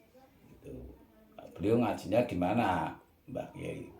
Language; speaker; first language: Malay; non-native, local second language; Javanese